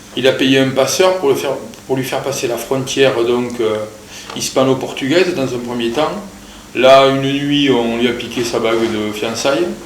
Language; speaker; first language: French; early bilingual, other home language; Portuguese